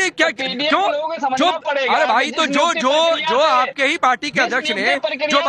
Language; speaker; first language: Hindi; native; Hindi